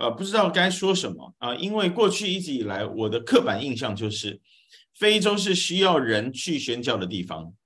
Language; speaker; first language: Chinese; native; Chinese